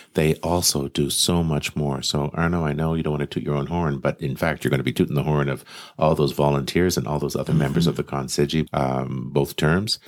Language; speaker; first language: English; native; English